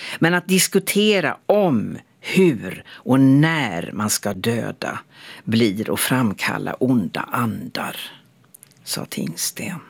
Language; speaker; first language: Swedish; native; Swedish